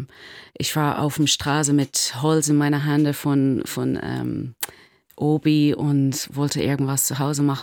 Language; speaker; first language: German; non-native, learner; English